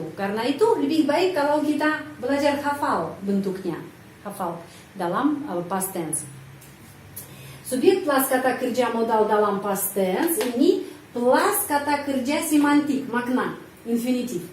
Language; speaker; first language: Indonesian; non-native, fluent; Russian